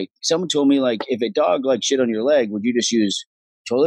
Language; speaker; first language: English; native; English